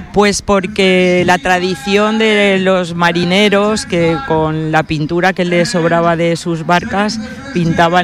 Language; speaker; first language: Spanish; native; Spanish